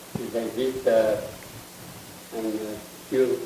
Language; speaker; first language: French; non-native, fluent; Vietnamese